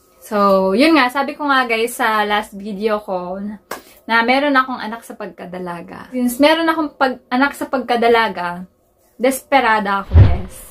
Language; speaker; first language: Filipino; native; Filipino